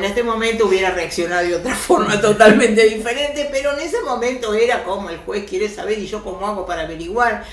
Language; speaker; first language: Spanish; early bilingual, other home language; Yiddish